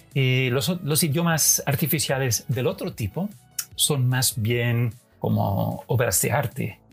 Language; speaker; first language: Spanish; non-native, fluent; Dutch